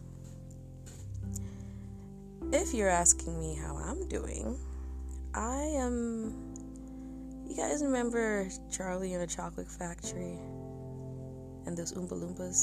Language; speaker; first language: English; non-native, local second language; Yoruba